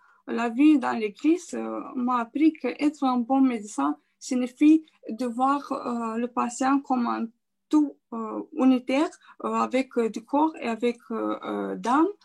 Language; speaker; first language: French; non-native, fluent; Romanian